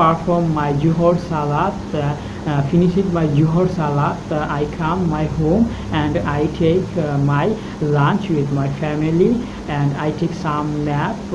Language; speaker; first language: English; non-native, learner; Bangla